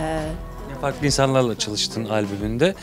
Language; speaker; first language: Turkish; native; Turkish